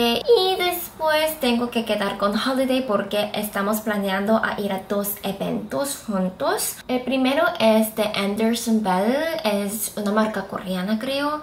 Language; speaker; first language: Spanish; non-native, fluent; Korean